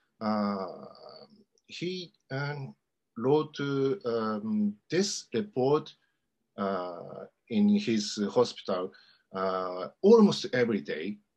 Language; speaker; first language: English; non-native, learner; Japanese